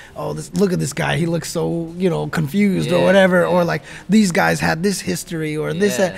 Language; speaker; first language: English; native; English